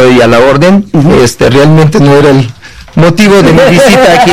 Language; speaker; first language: Spanish; non-native, fluent; Uzbek